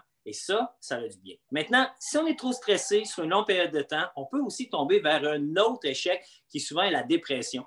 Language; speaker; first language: French; native; French